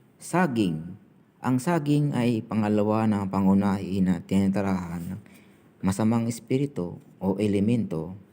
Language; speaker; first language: Filipino; non-native, local second language; Cebuano